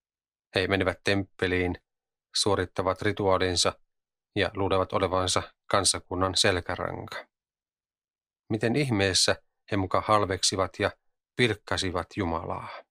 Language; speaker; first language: Finnish; native; Finnish